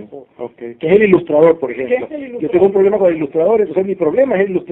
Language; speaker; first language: Spanish; native; Spanish